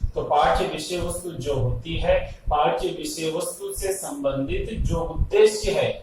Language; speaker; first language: Hindi; non-native, local second language; Telugu